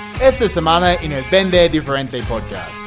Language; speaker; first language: Spanish; non-native, fluent; English